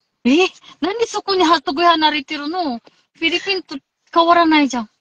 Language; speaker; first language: Japanese; non-native, local second language; Filipino